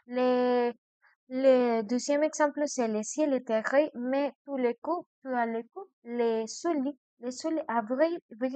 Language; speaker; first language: French; non-native, learner; Spanish